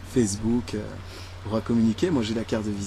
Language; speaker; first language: French; native; French